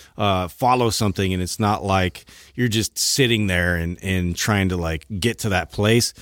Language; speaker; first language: English; native; English